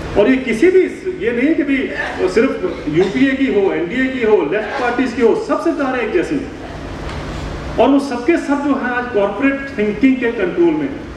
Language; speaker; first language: Hindi; native; Hindi